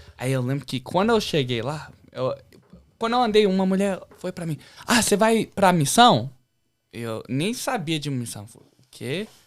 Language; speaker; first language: Portuguese; early bilingual, heritage; Portuguese